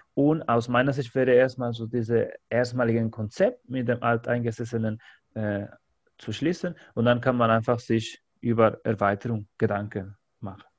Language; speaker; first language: German; non-native, fluent; Spanish